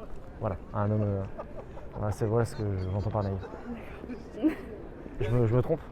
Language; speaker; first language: French; native; French